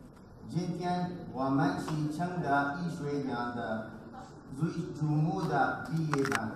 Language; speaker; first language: Chinese; non-native, learner; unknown